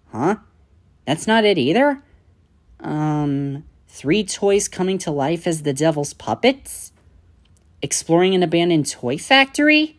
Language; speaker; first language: English; native; English